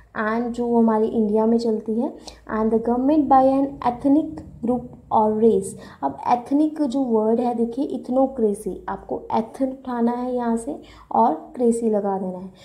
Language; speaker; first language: Hindi; native; Hindi